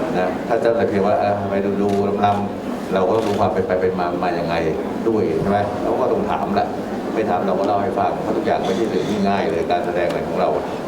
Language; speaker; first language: Thai; native; Thai